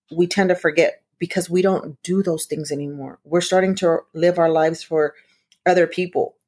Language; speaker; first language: English; early bilingual, other home language; Spanish